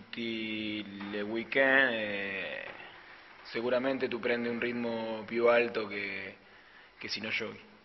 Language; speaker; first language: Italian; non-native, fluent; Spanish